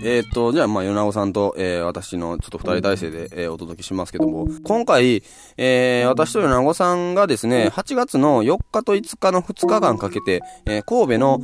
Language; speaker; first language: Japanese; native; Japanese